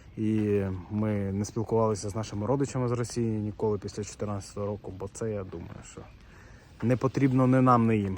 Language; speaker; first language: Ukrainian; non-native, local second language; Russian